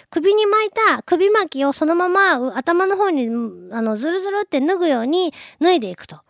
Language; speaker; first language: Japanese; native; Japanese